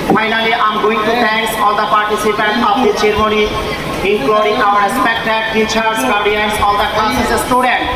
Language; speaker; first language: English; non-native, local second language; Bangla